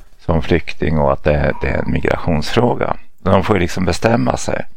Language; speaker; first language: Swedish; early bilingual, other home language; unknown